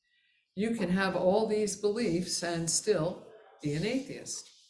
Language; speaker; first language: English; native; English